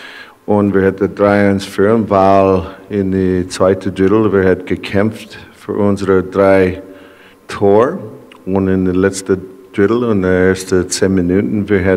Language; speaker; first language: German; non-native, learner; English